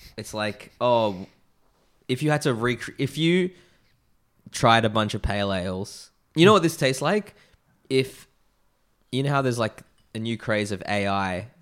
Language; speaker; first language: English; native; English